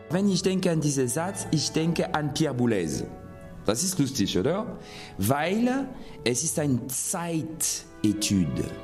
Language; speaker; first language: German; non-native, fluent; French